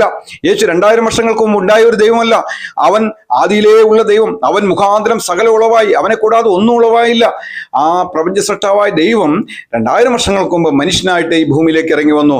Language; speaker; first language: Malayalam; native; Malayalam